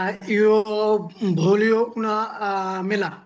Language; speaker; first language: Italian; non-native, learner; Bangla